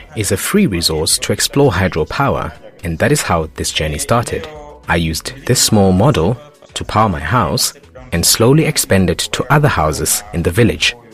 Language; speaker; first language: English; non-native, local second language; Tumbuka